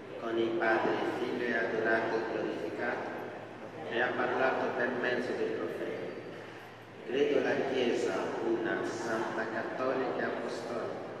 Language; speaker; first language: Italian; non-native, fluent; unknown